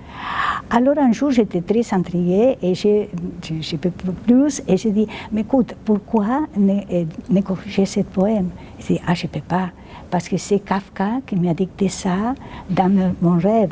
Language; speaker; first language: French; non-native, fluent; Spanish